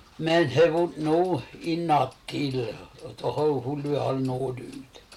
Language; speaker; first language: Swedish; native; Swedish